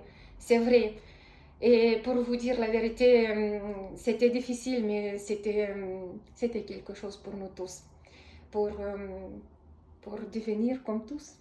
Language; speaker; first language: French; non-native, fluent; Romanian